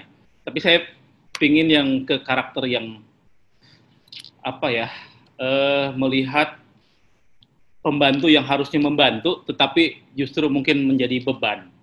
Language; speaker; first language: Indonesian; native; Indonesian